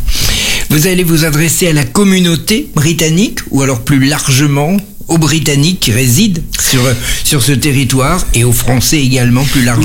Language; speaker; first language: French; native; French